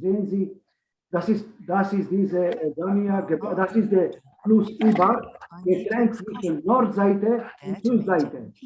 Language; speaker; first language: German; non-native, learner; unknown